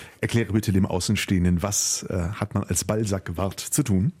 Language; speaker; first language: German; native; German